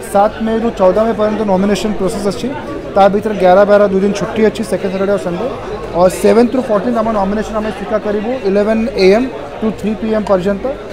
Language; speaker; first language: Odia; non-native, local second language; Marathi